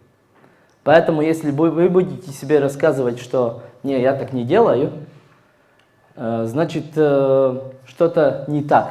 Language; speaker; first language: Russian; non-native, fluent; Latvian